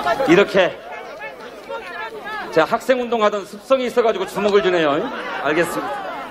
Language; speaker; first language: Korean; native; Korean